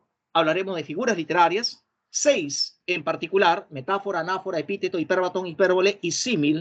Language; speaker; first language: Spanish; native; Spanish